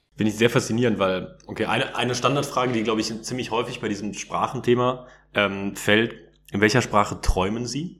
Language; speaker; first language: German; native; German